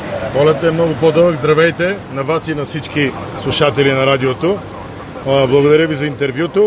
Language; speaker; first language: Bulgarian; native; Bulgarian